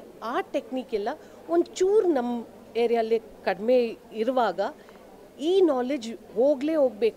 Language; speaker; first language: Kannada; non-native, fluent; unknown